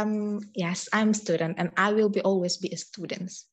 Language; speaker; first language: English; non-native, learner; Indonesian